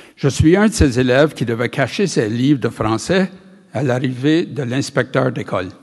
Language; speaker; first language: French; native; French